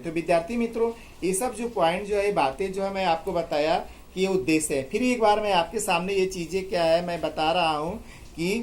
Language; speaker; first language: Hindi; native; Hindi